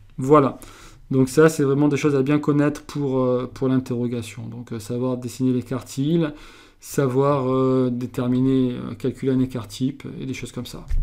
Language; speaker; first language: French; native; French